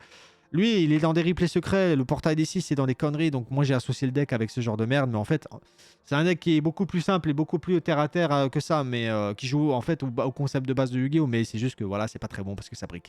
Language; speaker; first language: French; native; French